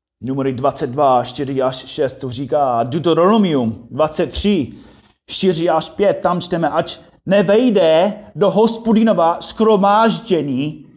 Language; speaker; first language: Czech; non-native, fluent; English